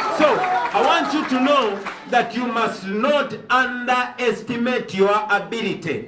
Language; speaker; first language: English; non-native, local second language; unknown